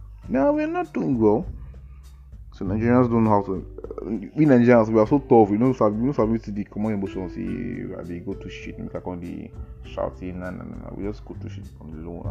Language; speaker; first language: English; non-native, local second language; Yoruba